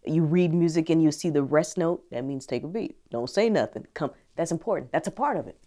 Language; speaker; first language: English; native; English